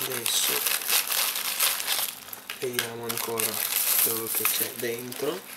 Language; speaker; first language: Italian; non-native, fluent; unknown